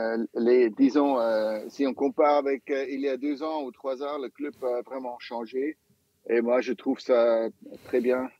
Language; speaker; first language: French; non-native, local second language; German